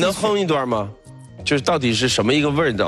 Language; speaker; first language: Chinese; native; Chinese